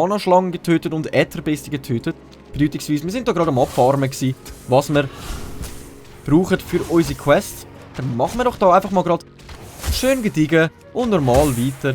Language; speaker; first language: German; native; German